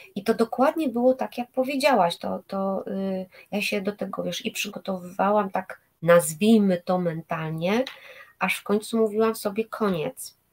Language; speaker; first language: Polish; native; Polish